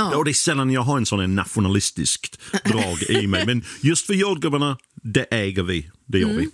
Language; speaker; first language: Swedish; non-native, fluent; English